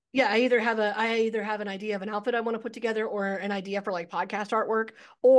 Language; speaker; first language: English; native; English